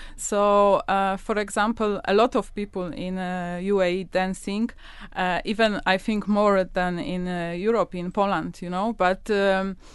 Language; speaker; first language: English; non-native, learner; Polish